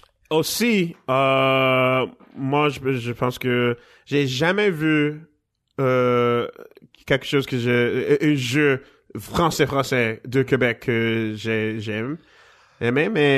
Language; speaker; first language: French; non-native, fluent; English